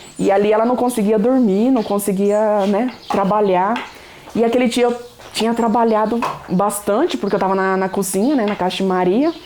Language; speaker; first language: Portuguese; native; Portuguese